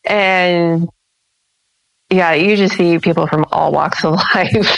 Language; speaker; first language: English; native; English